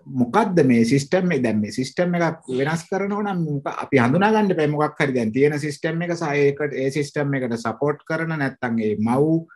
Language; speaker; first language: Sinhala; native; Sinhala